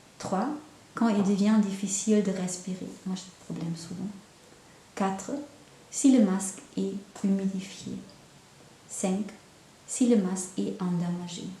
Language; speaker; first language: French; non-native, fluent; German